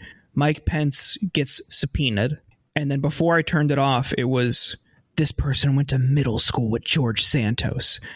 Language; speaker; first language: English; native; English